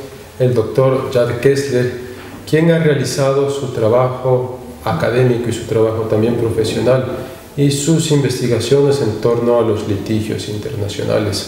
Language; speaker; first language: Spanish; native; Spanish